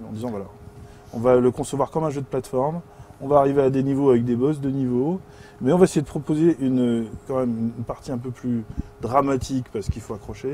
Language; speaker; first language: French; native; French